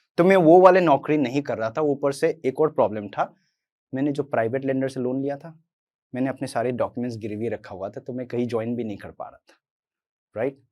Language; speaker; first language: Hindi; non-native, local second language; Assamese